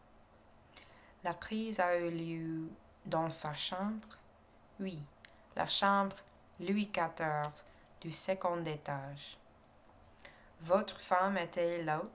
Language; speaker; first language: French; non-native, learner; English